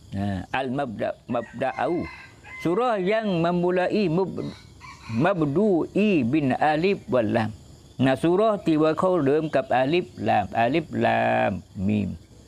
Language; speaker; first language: Malay; native; Malay